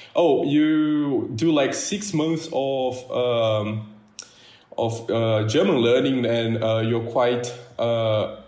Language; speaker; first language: English; non-native, fluent; Portuguese